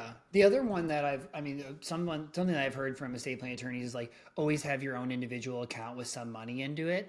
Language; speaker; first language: English; native; English